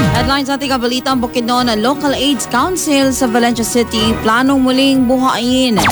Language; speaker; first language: Filipino; non-native, local second language; Cebuano